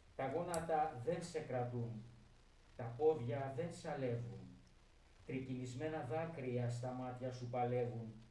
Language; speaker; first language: Greek; native; Greek